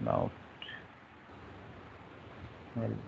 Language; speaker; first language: German; non-native, learner; Hindi